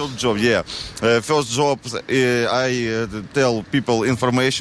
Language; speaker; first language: English; non-native, learner; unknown